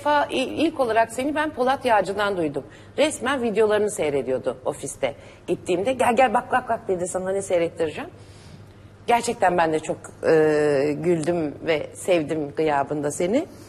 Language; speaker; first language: Turkish; native; Turkish